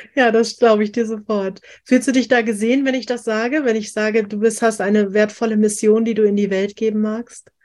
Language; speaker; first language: German; native; German